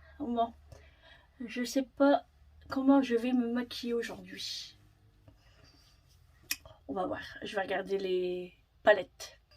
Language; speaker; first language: French; native; French